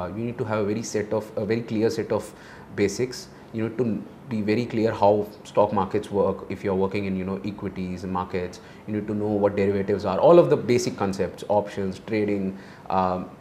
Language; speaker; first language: English; non-native, local second language; Hindi